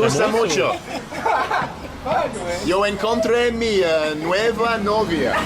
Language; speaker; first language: Spanish; non-native, learner; English